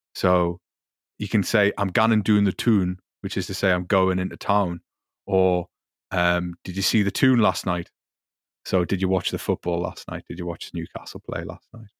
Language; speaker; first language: English; native; English